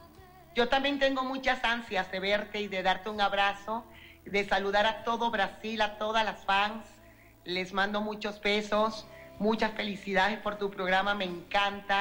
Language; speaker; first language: Spanish; native; Spanish